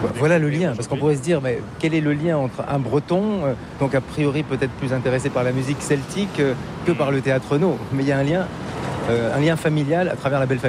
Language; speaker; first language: French; native; French